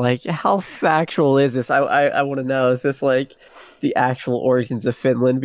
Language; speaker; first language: English; native; English